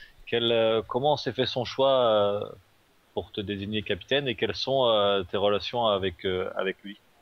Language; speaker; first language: French; native; French